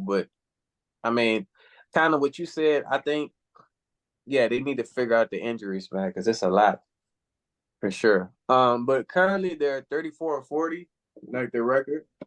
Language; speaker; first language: English; native; English